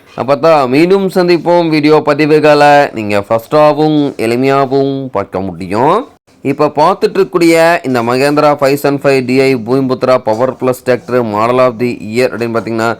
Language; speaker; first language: Tamil; native; Tamil